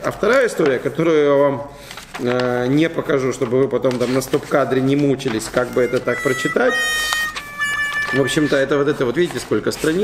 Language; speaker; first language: Russian; native; Russian